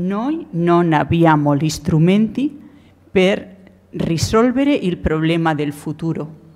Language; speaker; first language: Italian; non-native, learner; Spanish